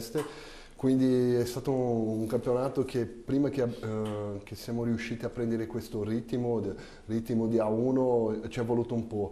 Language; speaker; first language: Italian; non-native, fluent; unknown